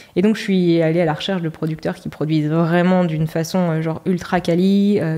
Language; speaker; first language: French; native; French